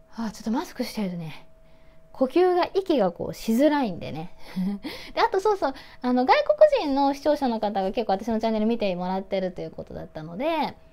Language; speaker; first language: Japanese; native; Japanese